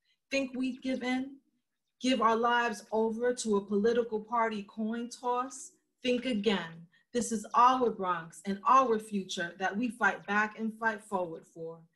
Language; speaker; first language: English; early bilingual, other home language; Spanish